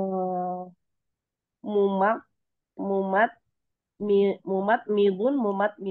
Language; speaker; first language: Arabic; non-native, learner; Indonesian